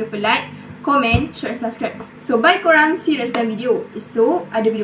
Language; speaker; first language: Malay; native; Malay